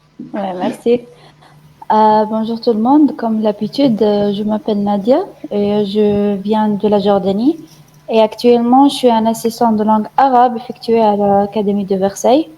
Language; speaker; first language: French; non-native, fluent; Arabic